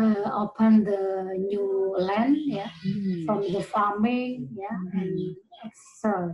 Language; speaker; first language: English; non-native, learner; Indonesian